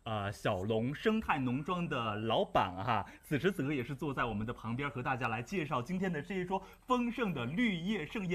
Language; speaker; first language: Chinese; native; Chinese